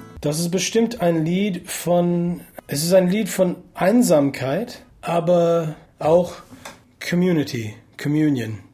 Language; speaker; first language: German; non-native, fluent; English